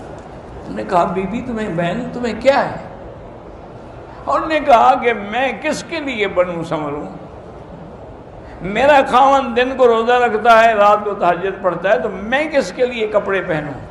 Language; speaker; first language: Urdu; native; Urdu